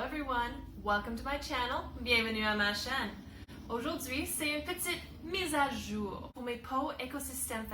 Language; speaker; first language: French; non-native, fluent; English